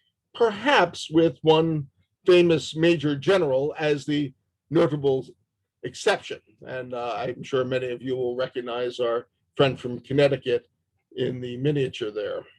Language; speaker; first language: English; native; English